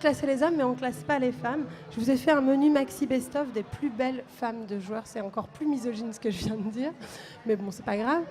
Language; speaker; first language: French; native; French